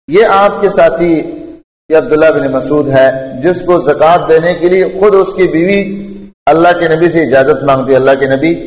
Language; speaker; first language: Urdu; non-native, local second language; Pashto